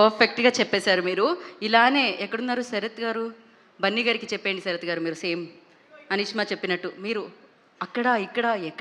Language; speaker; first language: Telugu; native; Telugu